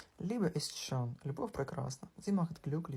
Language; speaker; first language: German; non-native, fluent; Ukrainian